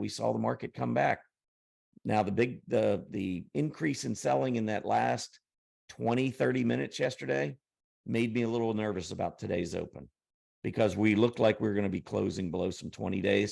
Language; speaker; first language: English; native; English